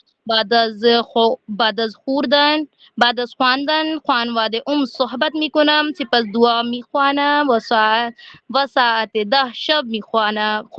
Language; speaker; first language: Persian; non-native, learner; Urdu